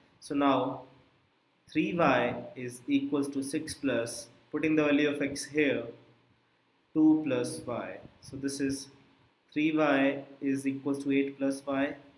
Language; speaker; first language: English; non-native, local second language; Hindi